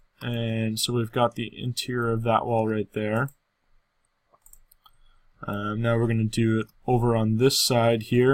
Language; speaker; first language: English; native; English